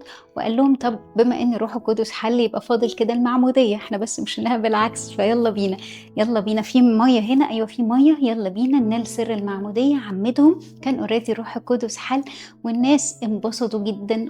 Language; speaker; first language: Arabic; native; Arabic